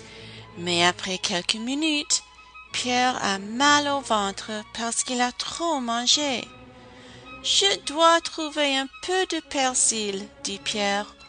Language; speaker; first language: French; non-native, fluent; English